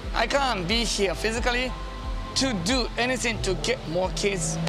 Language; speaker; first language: English; non-native, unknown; Japanese